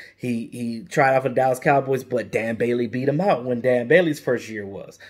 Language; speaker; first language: English; native; English